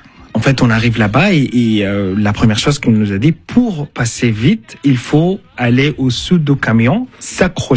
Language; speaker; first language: French; non-native, fluent; Arabic